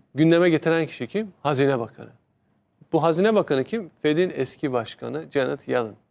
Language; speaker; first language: Turkish; native; Turkish